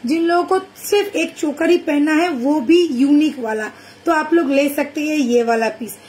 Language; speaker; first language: Hindi; non-native, local second language; Bangla